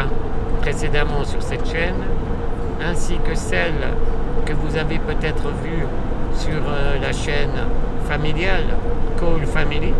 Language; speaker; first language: French; native; French